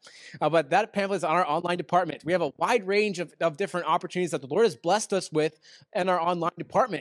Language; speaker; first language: English; native; English